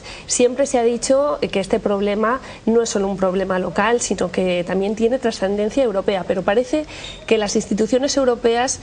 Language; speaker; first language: Spanish; native; Spanish